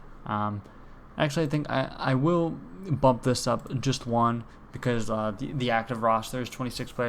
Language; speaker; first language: English; native; English